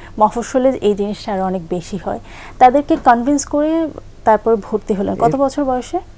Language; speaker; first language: Bangla; native; Bangla